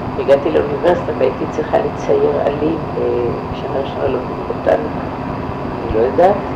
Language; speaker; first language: Hebrew; non-native, fluent; Yiddish